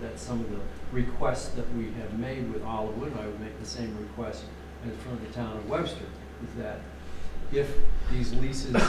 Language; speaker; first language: English; native; English